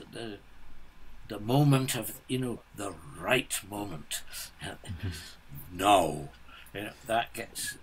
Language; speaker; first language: English; native; English